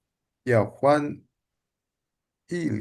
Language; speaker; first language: Chinese; non-native, learner; Indonesian